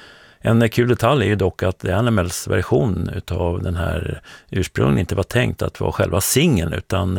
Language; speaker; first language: Swedish; native; Swedish